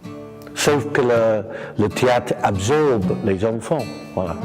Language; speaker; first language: French; non-native, fluent; English